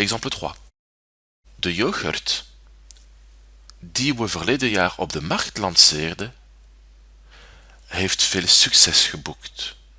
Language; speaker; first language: Dutch; non-native, fluent; French